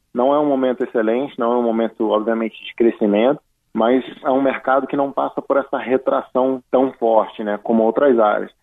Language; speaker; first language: Portuguese; native; Portuguese